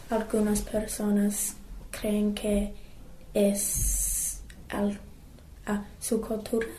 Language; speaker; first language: Spanish; non-native, learner; English